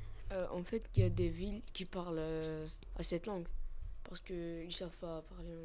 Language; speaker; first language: French; non-native, learner; Arabic